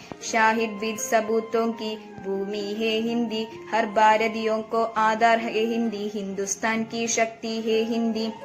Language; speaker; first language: Hindi; non-native, local second language; Malayalam